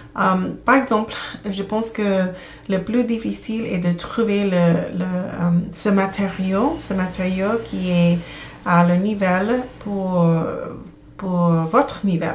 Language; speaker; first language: French; non-native, learner; English